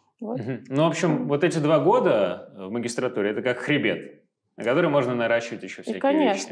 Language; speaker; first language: Russian; native; Russian